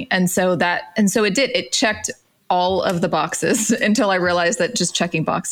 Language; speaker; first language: English; native; English